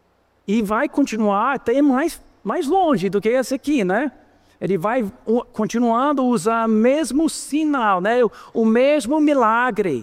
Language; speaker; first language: Portuguese; non-native, fluent; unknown